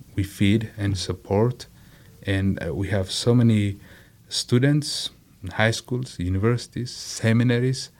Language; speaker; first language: English; non-native, fluent; Amharic